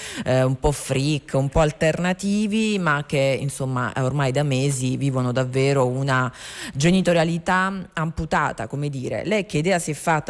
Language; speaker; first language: Italian; native; Italian